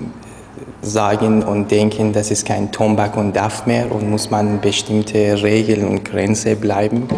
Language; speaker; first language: German; non-native, learner; Persian